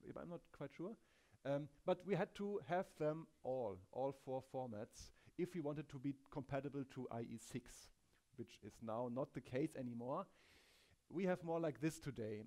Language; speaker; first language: English; non-native, fluent; German